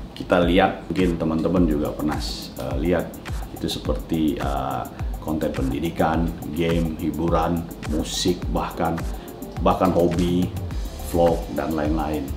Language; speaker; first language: Indonesian; native; Indonesian